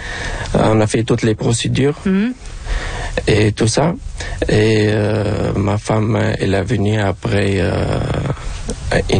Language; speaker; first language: French; non-native, local second language; Arabic